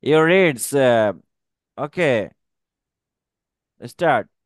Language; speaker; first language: English; non-native, learner; Bangla